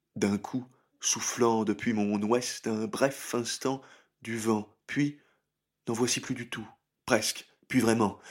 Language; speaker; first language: French; native; French